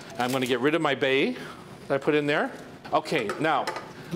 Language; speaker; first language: English; native; English